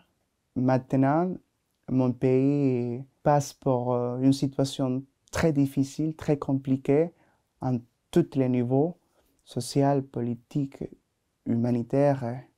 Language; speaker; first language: French; non-native, learner; Spanish